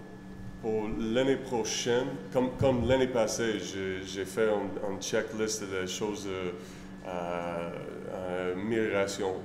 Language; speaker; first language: French; non-native, learner; English